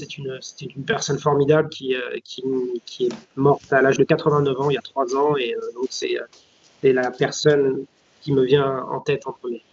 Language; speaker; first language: French; native; French